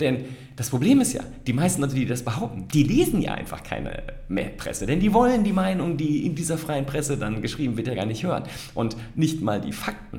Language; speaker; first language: German; native; German